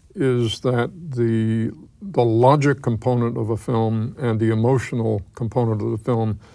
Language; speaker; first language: English; native; English